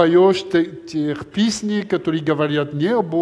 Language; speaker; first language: Russian; non-native, learner; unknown